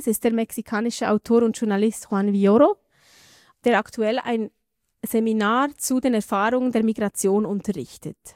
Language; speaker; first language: German; native; German